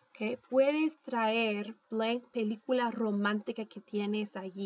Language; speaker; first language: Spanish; non-native, fluent; English